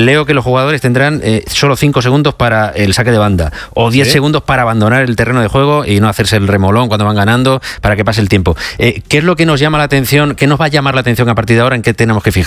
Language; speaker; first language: Spanish; native; Spanish